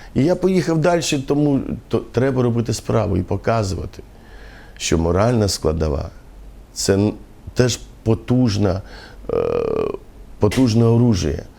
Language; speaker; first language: Ukrainian; non-native, local second language; Romany